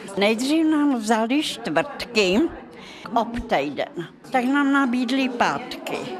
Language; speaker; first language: Czech; non-native, fluent; Russian